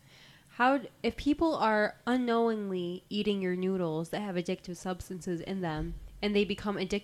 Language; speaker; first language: English; native; English